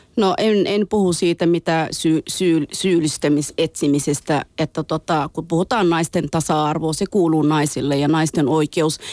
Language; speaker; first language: Finnish; non-native, fluent; Somali